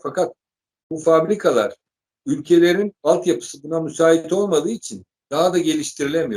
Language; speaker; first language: Turkish; native; Turkish